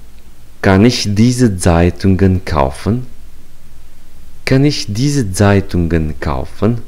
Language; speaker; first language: German; non-native, learner; Romanian